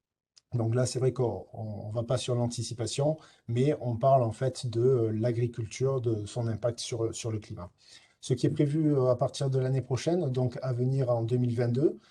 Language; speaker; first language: French; native; French